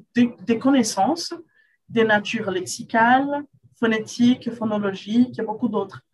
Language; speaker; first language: French; non-native, fluent; Portuguese